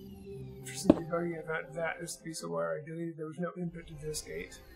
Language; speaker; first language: English; native; English